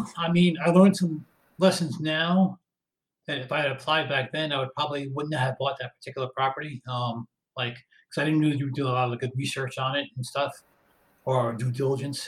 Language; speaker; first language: English; native; English